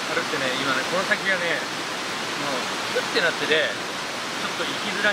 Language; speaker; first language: Japanese; native; Japanese